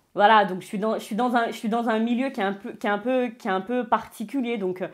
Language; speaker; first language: French; native; French